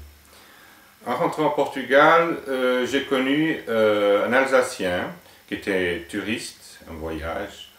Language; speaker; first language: French; non-native, fluent; Portuguese